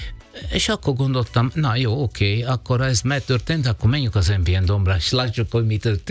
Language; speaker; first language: Hungarian; non-native, learner; Italian